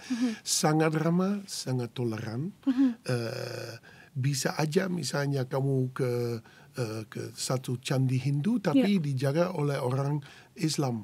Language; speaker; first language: Indonesian; non-native, fluent; Dutch